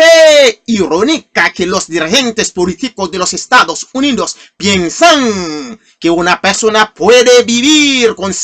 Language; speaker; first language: Spanish; non-native, fluent; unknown